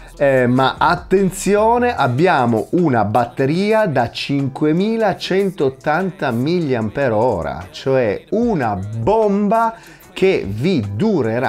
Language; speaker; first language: Italian; native; Italian